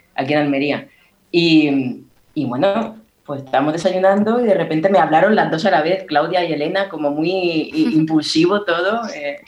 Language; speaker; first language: Spanish; native; Spanish